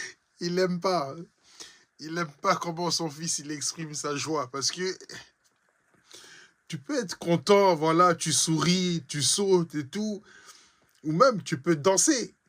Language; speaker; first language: French; native; French